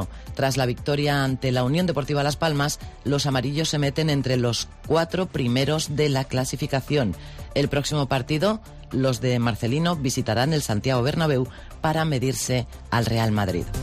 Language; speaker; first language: Spanish; native; Spanish